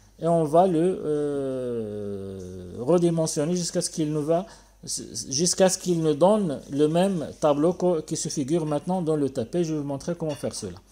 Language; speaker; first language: French; non-native, local second language; Arabic